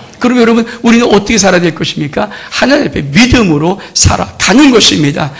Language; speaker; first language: Korean; native; Korean